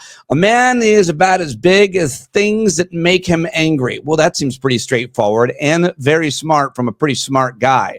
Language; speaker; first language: English; native; English